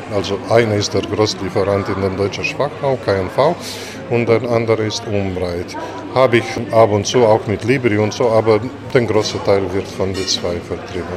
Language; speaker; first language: German; non-native, fluent; Romanian